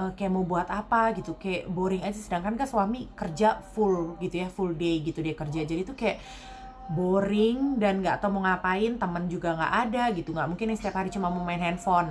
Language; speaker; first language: Indonesian; native; Indonesian